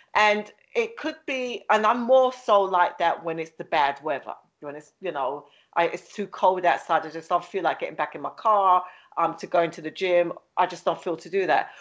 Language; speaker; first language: English; native; English